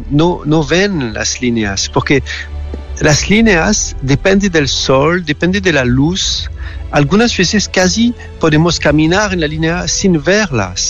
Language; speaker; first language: Spanish; non-native, learner; French